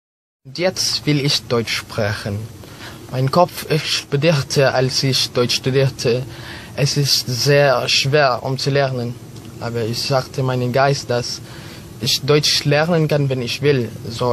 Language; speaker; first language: German; non-native, learner; Filipino